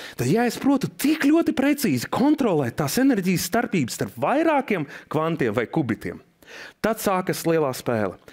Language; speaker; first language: Latvian; non-native, local second language; Russian